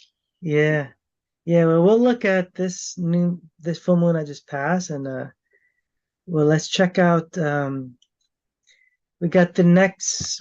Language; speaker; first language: English; native; English